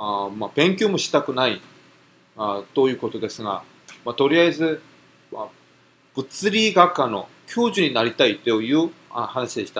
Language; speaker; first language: Japanese; non-native, fluent; Korean